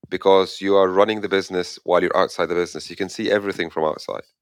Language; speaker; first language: English; non-native, fluent; Arabic